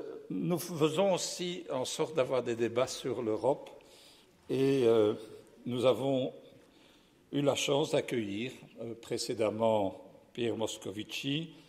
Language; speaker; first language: French; native; French